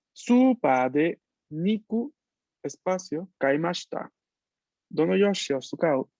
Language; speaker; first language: Japanese; non-native, fluent; Spanish